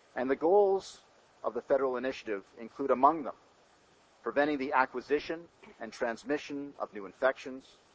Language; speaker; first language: English; native; English